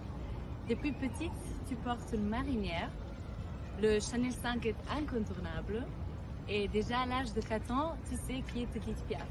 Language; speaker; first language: French; non-native, fluent; Croatian